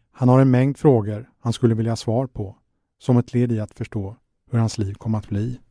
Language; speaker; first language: Swedish; native; Swedish